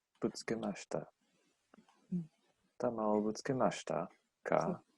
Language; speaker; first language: Japanese; non-native, learner; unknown